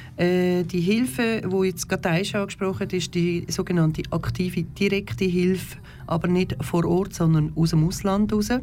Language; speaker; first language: German; early bilingual, other home language; Turkish